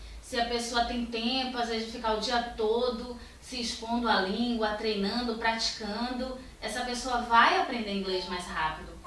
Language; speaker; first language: Portuguese; native; Portuguese